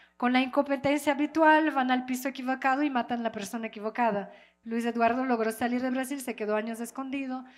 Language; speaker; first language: Spanish; non-native, fluent; French